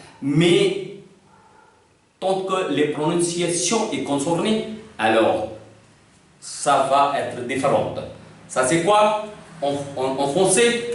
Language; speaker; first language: French; non-native, learner; Hindi